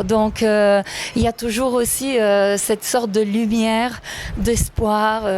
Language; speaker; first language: French; non-native, fluent; Italian